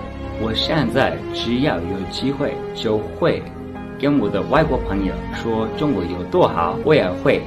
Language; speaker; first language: Chinese; non-native, fluent; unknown